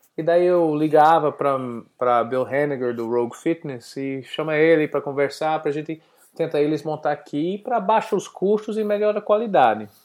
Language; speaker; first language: Portuguese; non-native, learner; English